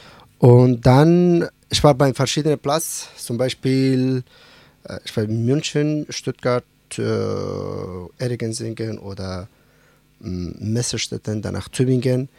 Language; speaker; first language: German; non-native, learner; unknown